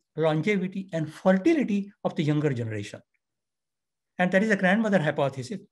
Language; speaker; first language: English; non-native, local second language; Marathi